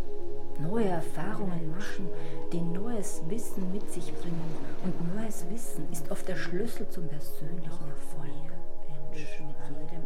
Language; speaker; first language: German; native; German